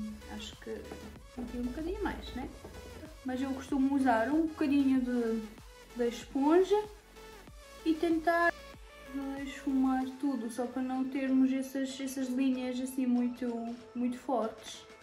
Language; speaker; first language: Portuguese; non-native, fluent; Serbian